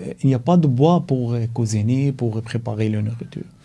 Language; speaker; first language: French; non-native, learner; Arabic